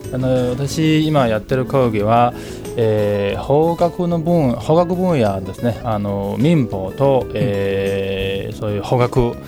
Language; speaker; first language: Japanese; non-native, fluent; Chinese